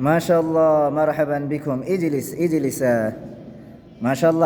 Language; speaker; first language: Arabic; non-native, fluent; Bangla